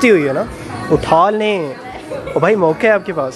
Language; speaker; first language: Urdu; native; Urdu